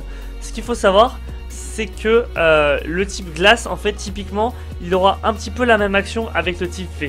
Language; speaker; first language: French; native; French